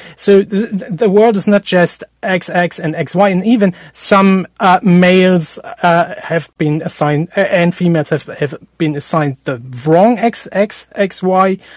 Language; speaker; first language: English; non-native, fluent; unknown